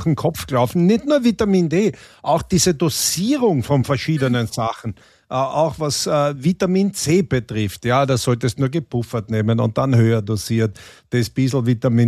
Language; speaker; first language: German; native; German